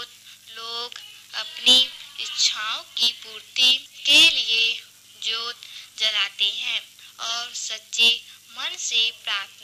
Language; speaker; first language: Hindi; native; Hindi